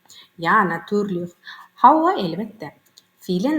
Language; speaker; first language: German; non-native, learner; Turkmen